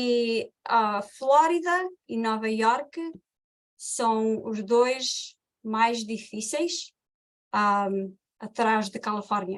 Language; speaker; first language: Portuguese; early bilingual, heritage; Portuguese